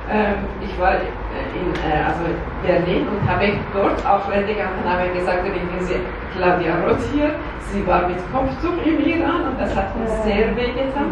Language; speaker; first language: German; non-native, learner; Persian